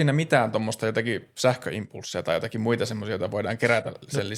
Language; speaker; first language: Finnish; native; Finnish